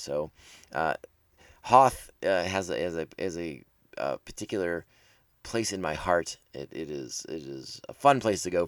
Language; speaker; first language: English; native; English